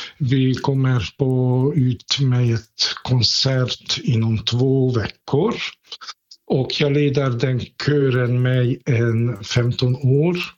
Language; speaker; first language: Swedish; non-native, fluent; Hungarian